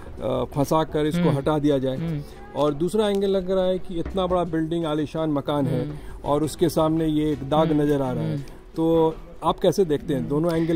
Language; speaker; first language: Hindi; native; Hindi